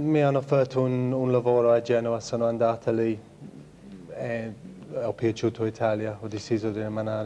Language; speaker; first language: Italian; non-native, learner; English